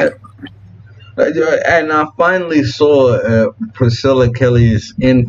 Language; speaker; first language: English; native; English